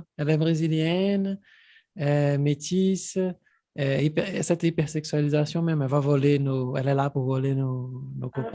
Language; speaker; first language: French; non-native, fluent; Portuguese